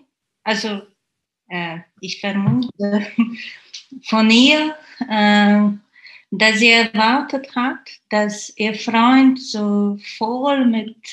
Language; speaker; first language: German; non-native, fluent; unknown